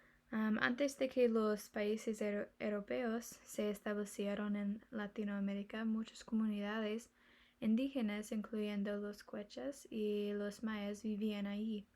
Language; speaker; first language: Spanish; non-native, learner; English